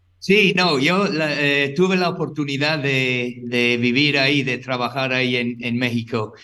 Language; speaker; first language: Spanish; non-native, fluent; English